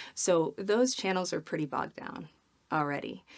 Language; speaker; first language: English; native; English